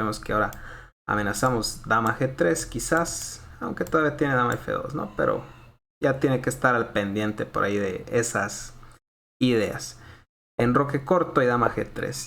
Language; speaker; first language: Spanish; native; Spanish